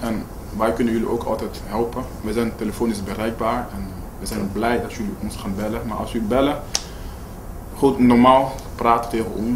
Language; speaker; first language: Dutch; non-native, fluent; Lingala